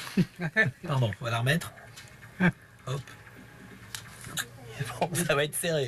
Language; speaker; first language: French; native; French